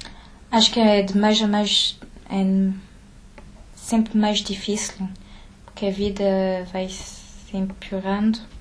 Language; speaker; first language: Portuguese; early bilingual, heritage; French